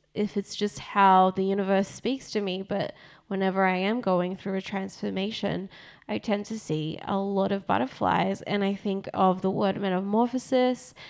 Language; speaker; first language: English; early bilingual, other home language; Japanese